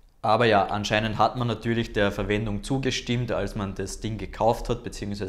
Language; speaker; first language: German; native; German